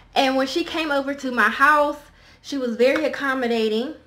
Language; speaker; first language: English; native; English